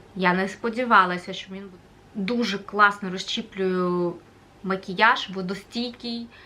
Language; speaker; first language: Ukrainian; native; Ukrainian